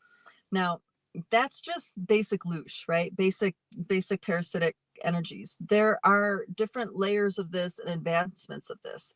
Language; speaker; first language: English; native; English